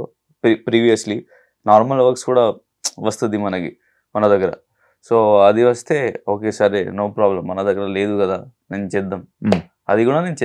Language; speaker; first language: Telugu; non-native, local second language; Urdu